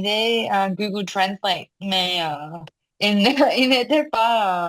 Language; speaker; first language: French; non-native, learner; Korean